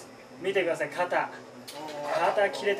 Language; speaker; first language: Japanese; native; Japanese